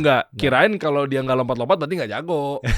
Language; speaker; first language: Indonesian; native; Indonesian